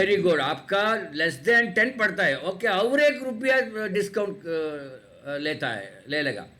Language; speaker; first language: Hindi; non-native, local second language; Tamil